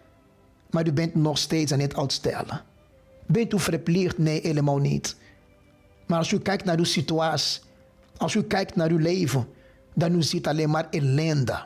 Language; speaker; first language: Dutch; non-native, fluent; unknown